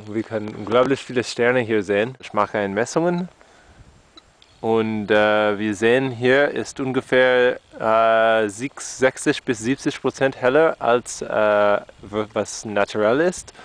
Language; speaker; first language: German; non-native, fluent; English